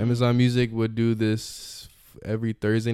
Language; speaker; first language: English; native; English